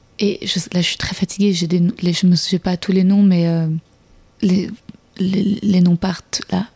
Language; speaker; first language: French; native; French